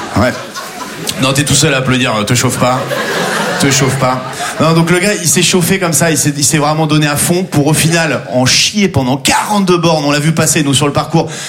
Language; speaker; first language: French; native; French